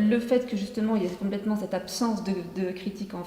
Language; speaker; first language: French; native; French